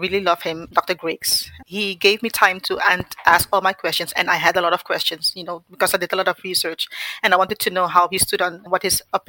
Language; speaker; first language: English; non-native, fluent; Dutch